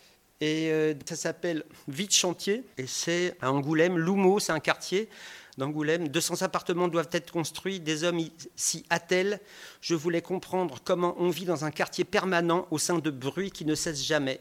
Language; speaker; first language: French; native; French